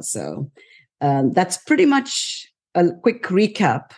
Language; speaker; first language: English; non-native, local second language; Tamil